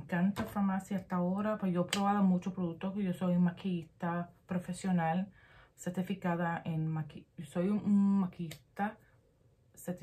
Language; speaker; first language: Spanish; early bilingual, heritage; Spanish